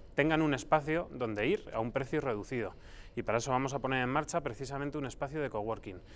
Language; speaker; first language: Spanish; native; Spanish